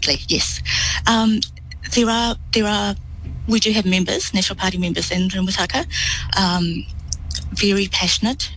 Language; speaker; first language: English; native; English